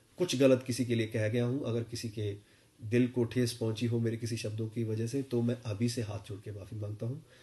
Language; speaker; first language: Hindi; non-native, local second language; Punjabi